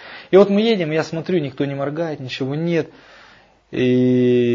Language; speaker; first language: Russian; native; Russian